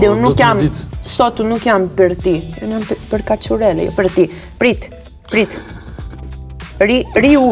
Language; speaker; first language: Albanian; early bilingual, heritage; Albanian